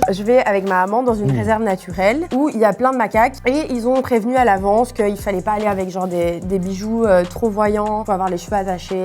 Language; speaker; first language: French; native; French